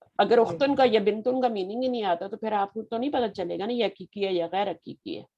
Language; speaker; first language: Urdu; native; Urdu